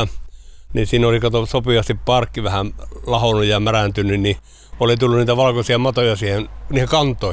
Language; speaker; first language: Finnish; native; Finnish